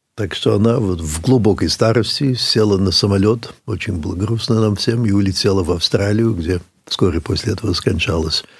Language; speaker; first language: Russian; early bilingual, heritage; English